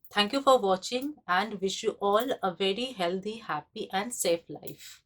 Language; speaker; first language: English; non-native, local second language; Bangla